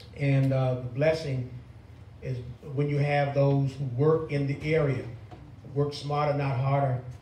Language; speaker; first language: English; native; English